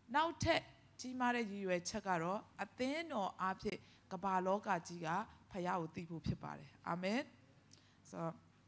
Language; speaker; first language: Burmese; non-native, local second language; Tedim Chin